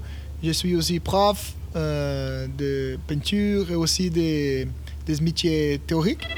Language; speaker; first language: French; non-native, learner; Portuguese